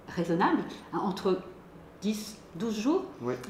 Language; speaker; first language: French; native; French